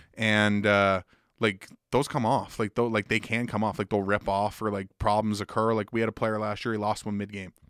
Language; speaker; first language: English; native; English